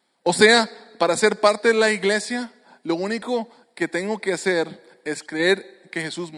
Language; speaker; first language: Spanish; native; Spanish